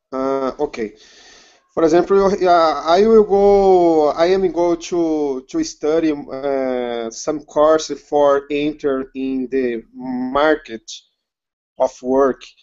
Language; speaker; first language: English; non-native, learner; Portuguese